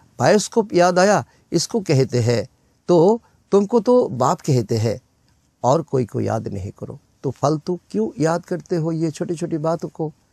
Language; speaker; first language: Hindi; non-native, local second language; Bangla